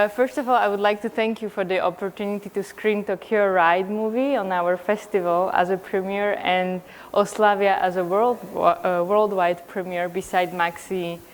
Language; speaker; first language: English; non-native, fluent; Slovak